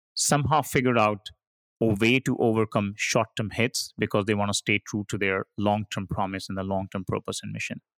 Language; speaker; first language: English; non-native, local second language; Hindi